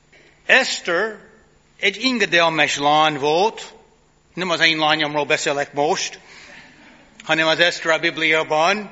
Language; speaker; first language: Hungarian; non-native, fluent; English